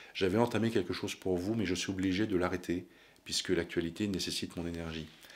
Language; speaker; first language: French; native; French